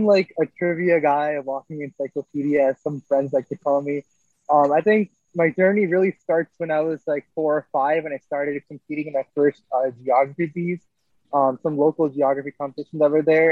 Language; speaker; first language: English; native; English